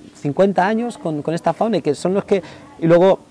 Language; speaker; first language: Spanish; native; Spanish